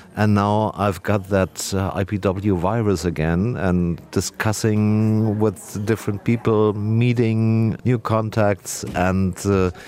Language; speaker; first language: English; non-native, fluent; German